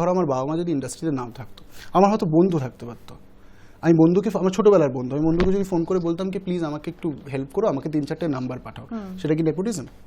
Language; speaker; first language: Bangla; early bilingual, heritage; Bangla